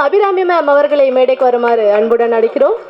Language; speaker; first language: Tamil; native; Tamil